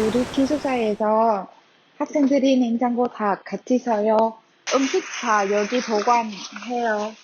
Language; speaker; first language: Korean; non-native, learner; Vietnamese